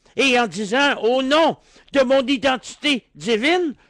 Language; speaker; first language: French; native; French